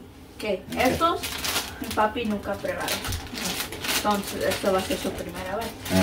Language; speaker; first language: Spanish; early bilingual, heritage; Spanish